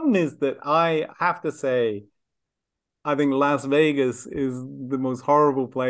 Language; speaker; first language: English; native; English